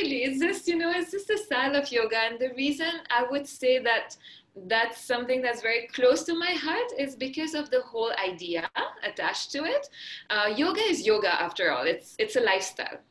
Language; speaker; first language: English; non-native, fluent; Marathi